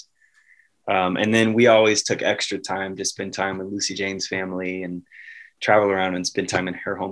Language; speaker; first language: English; native; English